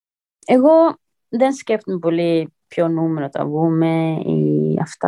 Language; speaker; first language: Greek; early bilingual, heritage; Greek